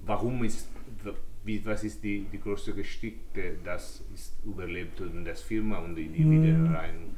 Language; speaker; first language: German; non-native, learner; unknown